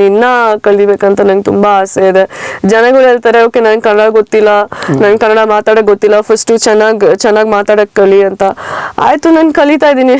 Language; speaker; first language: Kannada; early bilingual, heritage; Kannada